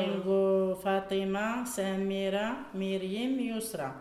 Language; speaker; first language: Spanish; non-native, learner; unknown